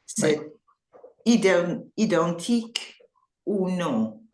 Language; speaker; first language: French; non-native, learner; English